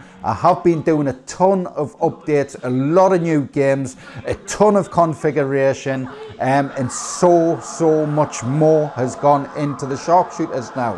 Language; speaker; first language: English; native; English